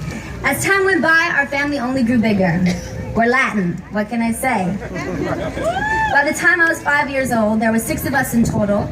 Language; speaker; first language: English; native; English